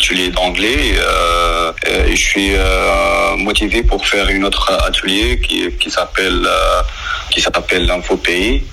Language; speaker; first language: French; non-native, learner; Arabic